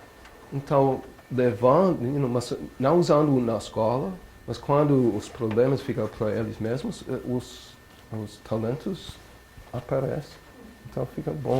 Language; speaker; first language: Portuguese; non-native, learner; English